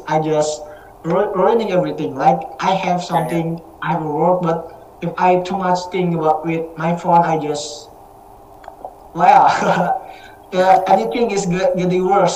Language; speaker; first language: English; non-native, learner; Indonesian